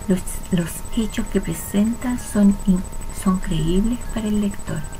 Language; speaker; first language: Spanish; native; Spanish